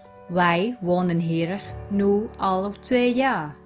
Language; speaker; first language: Dutch; non-native, fluent; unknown